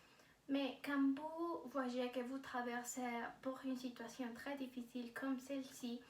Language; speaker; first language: French; non-native, learner; Spanish